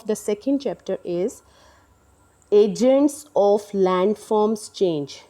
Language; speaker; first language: English; non-native, local second language; Urdu